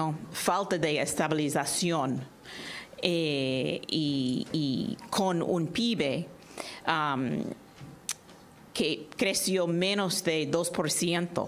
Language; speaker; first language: Spanish; non-native, fluent; English